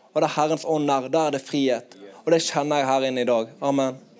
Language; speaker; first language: Norwegian; native; Norwegian